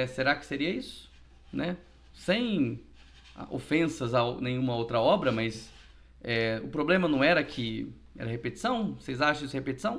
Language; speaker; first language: Portuguese; native; Portuguese